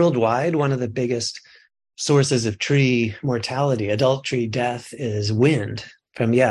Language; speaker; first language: English; native; English